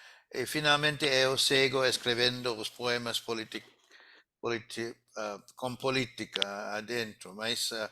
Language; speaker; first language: Portuguese; non-native, fluent; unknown